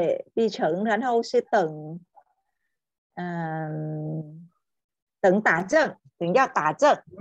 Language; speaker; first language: Chinese; non-native, learner; Vietnamese